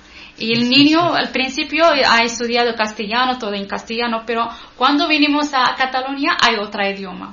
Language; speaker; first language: Spanish; non-native, learner; Arabic